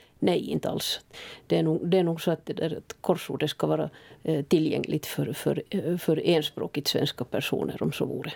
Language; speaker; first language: Swedish; native; Swedish